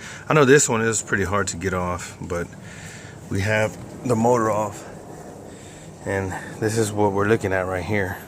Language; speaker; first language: English; native; English